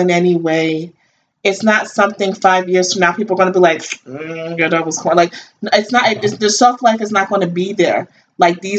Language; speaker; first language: English; native; English